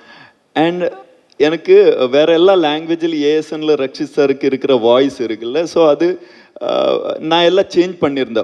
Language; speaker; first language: Tamil; non-native, fluent; Malayalam